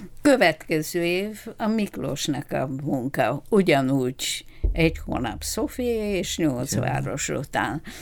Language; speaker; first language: Hungarian; non-native, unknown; Bulgarian